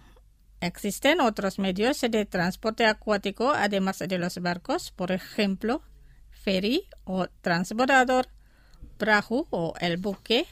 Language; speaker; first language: Spanish; non-native, fluent; Indonesian